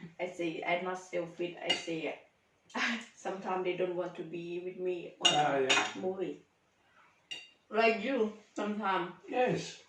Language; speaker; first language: English; non-native, learner; Thai